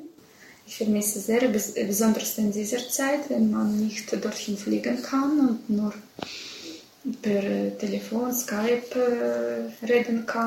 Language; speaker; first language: German; non-native, learner; Russian